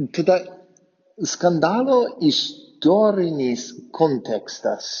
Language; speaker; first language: Lithuanian; non-native, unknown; English